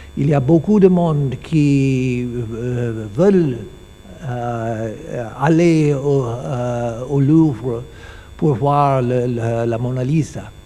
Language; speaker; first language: French; non-native, learner; English